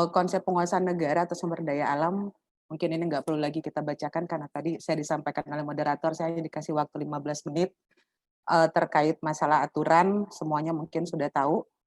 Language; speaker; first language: Indonesian; native; Indonesian